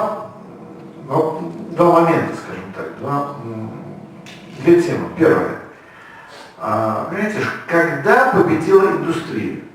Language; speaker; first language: Russian; native; Russian